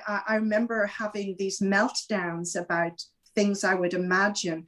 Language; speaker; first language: English; native; English